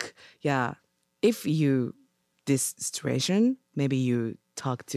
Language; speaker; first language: English; non-native, learner; Japanese